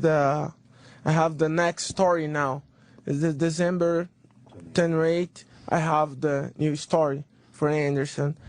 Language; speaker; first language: English; non-native, learner; Portuguese